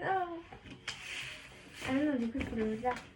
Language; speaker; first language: French; native; French